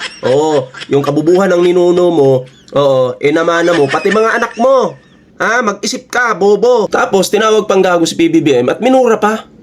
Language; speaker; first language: Filipino; native; Filipino